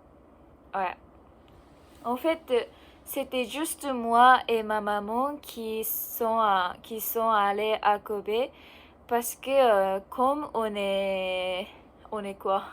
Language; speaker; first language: French; non-native, learner; Japanese